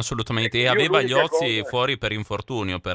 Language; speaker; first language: Italian; native; Italian